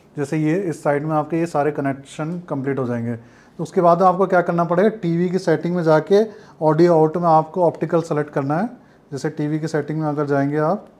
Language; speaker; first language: Hindi; native; Hindi